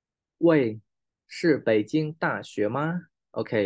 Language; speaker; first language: Chinese; non-native, learner; Khmer